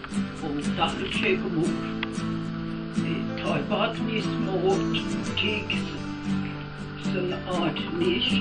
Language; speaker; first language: Irish; non-native, local second language; English